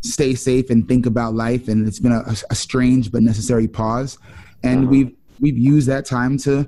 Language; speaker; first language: English; native; English